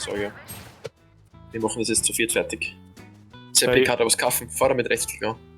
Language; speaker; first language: German; native; German